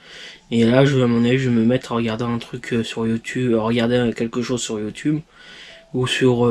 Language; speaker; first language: French; native; French